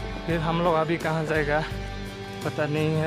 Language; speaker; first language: Hindi; non-native, local second language; Kok Borok